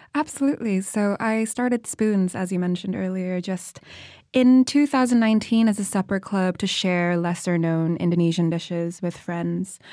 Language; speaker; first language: English; non-native, fluent; Indonesian